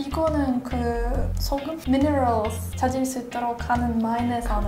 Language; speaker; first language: Korean; non-native, fluent; Russian